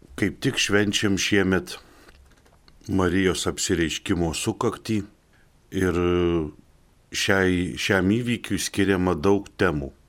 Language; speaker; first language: Lithuanian; native; Lithuanian